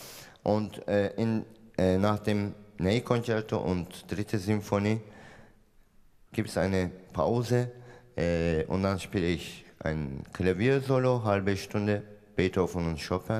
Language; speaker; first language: German; non-native, fluent; Turkish